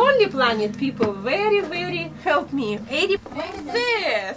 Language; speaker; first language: English; non-native, learner; Russian